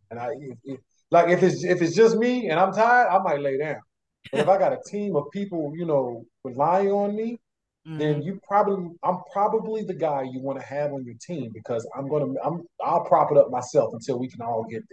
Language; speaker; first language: English; native; English